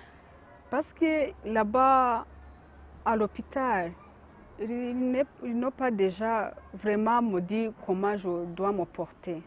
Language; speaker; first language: French; non-native, local second language; Kinyarwanda